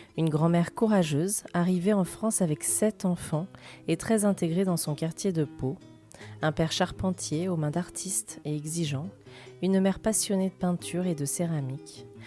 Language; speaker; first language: French; native; French